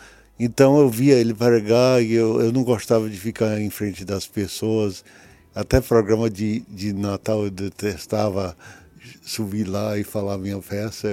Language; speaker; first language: Portuguese; early bilingual, other home language; English